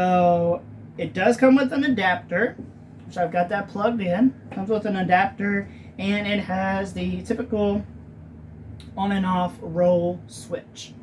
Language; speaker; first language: English; native; English